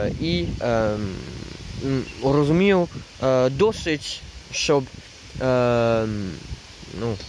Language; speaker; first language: Ukrainian; non-native, learner; French